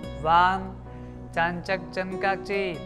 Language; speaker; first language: Vietnamese; non-native, learner; Hindi